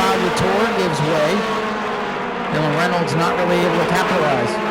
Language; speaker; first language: English; native; English